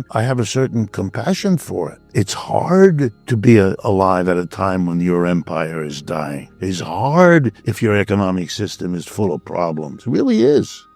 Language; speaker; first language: English; native; English